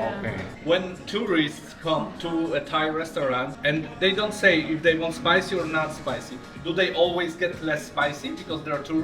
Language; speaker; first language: English; non-native, fluent; Polish